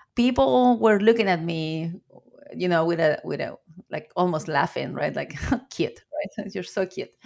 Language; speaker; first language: English; non-native, fluent; Spanish